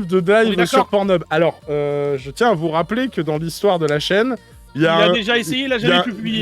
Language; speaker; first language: French; native; French